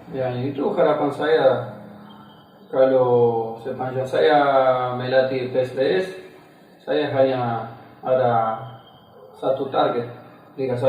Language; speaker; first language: Indonesian; non-native, fluent; Spanish